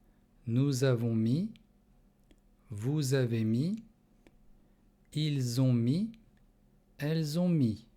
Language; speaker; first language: French; non-native, fluent; Russian